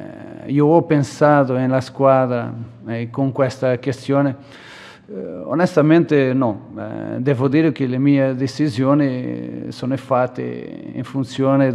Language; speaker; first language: Italian; non-native, fluent; Portuguese